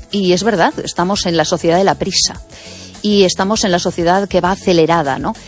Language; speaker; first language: Spanish; native; Spanish